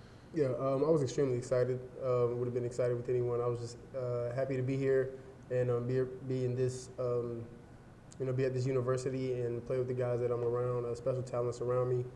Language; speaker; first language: English; native; English